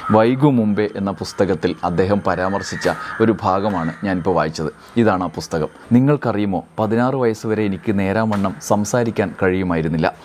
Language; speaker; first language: Malayalam; native; Malayalam